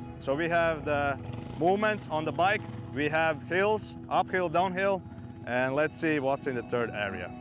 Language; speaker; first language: English; non-native, fluent; Latvian